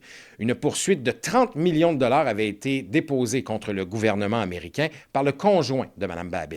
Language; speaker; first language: French; native; French